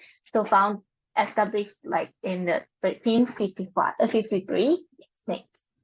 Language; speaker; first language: English; non-native, learner; Lao